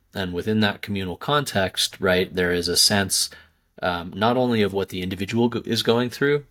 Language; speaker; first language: English; native; English